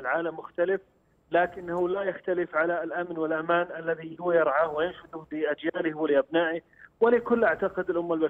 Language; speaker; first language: Arabic; native; Arabic